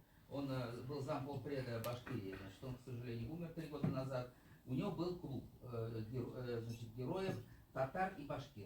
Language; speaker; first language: Russian; native; Russian